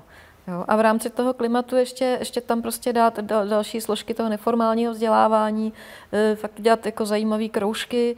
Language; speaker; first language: Czech; native; Czech